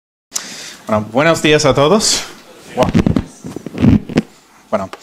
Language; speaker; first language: Spanish; non-native, learner; English